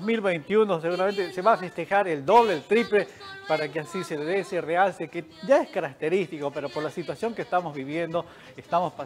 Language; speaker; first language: Spanish; native; Spanish